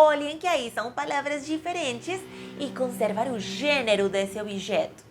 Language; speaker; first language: Portuguese; non-native, fluent; Spanish